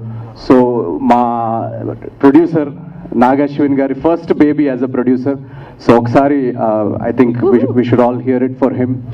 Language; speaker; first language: Telugu; native; Telugu